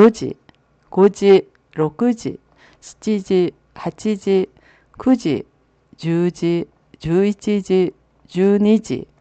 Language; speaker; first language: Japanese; non-native, fluent; Korean